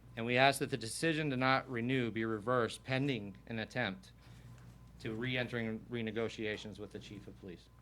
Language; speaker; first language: English; native; English